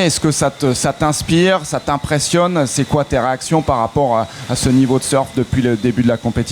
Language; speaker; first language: French; native; French